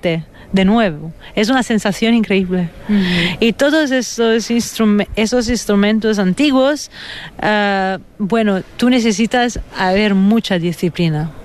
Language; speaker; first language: Spanish; non-native, fluent; Italian